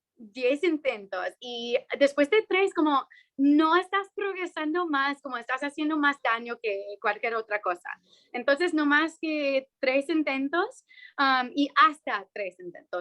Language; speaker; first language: Spanish; non-native, fluent; English